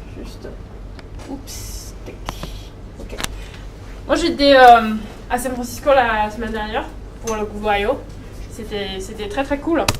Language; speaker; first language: French; non-native, fluent; Chinese